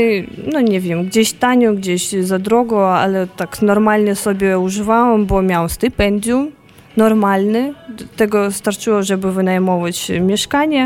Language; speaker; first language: Polish; non-native, fluent; Russian